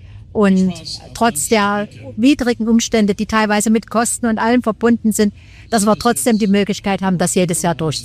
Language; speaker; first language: German; native; German